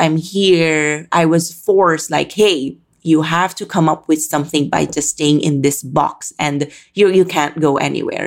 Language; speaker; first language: English; non-native, local second language; Filipino